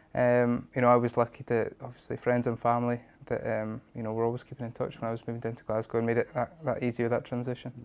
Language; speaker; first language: English; native; English